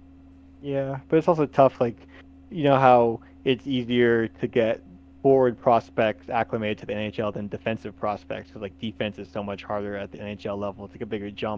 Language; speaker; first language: English; native; English